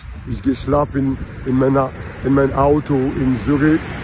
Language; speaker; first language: German; non-native, learner; French